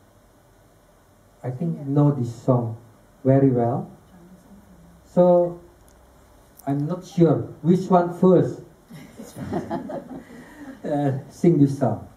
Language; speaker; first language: English; non-native, learner; Indonesian